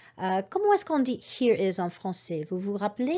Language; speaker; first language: French; non-native, fluent; English